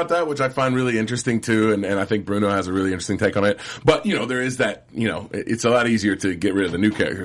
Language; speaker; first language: English; native; English